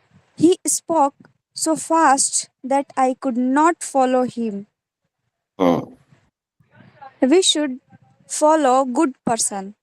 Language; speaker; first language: English; non-native, learner; Hindi